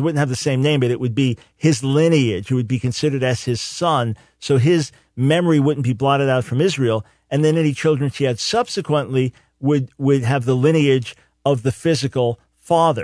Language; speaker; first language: English; native; English